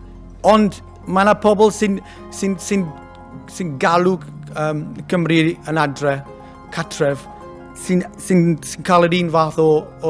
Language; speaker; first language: Welsh; non-native, local second language; English